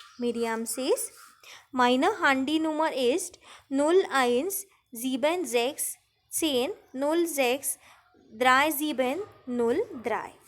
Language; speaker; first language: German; non-native, fluent; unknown